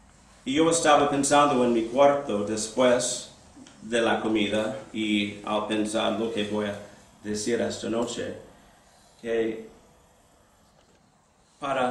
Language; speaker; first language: Spanish; non-native, fluent; English